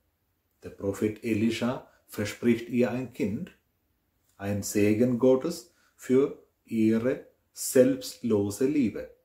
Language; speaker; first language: German; non-native, fluent; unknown